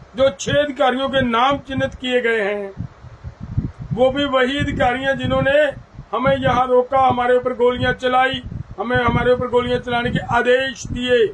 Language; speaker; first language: Hindi; native; Hindi